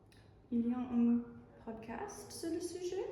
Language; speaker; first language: French; non-native, learner; English